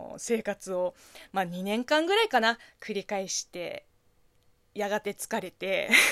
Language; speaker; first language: Japanese; non-native, fluent; Chinese